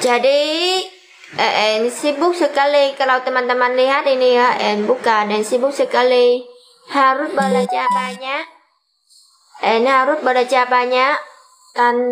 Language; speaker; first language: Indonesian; non-native, learner; Vietnamese